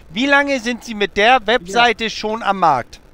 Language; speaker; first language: German; native; German